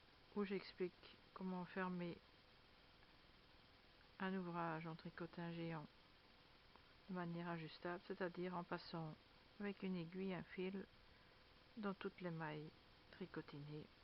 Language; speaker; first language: French; native; French